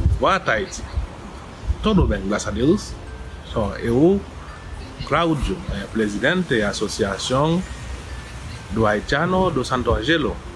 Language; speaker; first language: Portuguese; non-native, learner; Haitian Creole